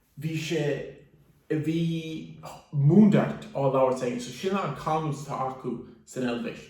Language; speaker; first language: Irish; native; Irish